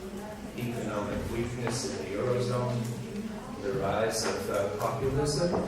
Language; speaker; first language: English; native; English